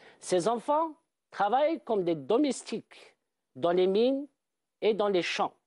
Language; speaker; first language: French; non-native, local second language; Arabic